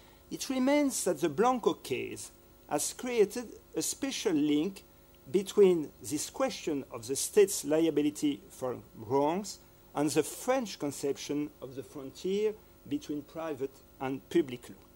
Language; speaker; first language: English; non-native, fluent; French